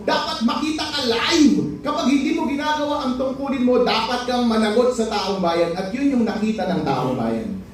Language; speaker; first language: Filipino; non-native, local second language; Iloko